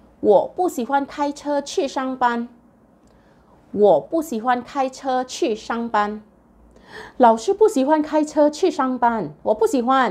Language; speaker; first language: Chinese; non-native, local second language; Malay